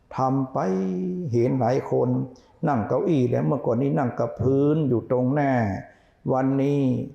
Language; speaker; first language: Thai; native; Thai